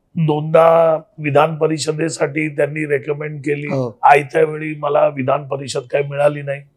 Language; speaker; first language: Marathi; native; Marathi